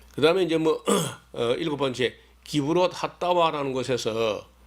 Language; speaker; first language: Korean; native; Korean